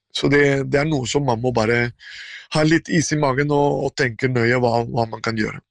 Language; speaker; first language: Norwegian; non-native, fluent; Spanish